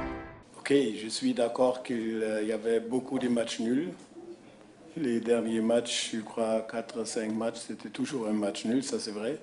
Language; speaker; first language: French; non-native, fluent; German